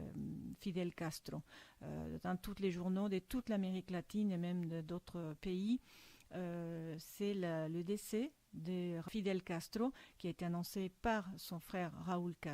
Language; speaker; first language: French; non-native, fluent; Spanish